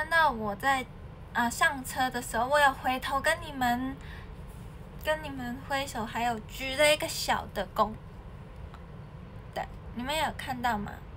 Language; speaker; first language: Chinese; native; Chinese